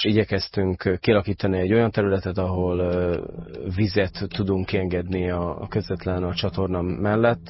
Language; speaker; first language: Hungarian; native; Hungarian